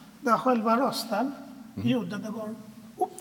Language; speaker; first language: Swedish; non-native, fluent; Arabic